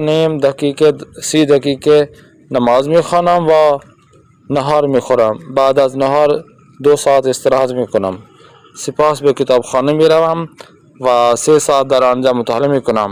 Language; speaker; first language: Persian; non-native, fluent; Urdu